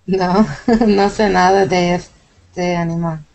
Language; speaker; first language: Spanish; non-native, learner; English